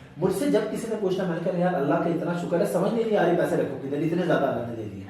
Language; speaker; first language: Urdu; non-native, local second language; Punjabi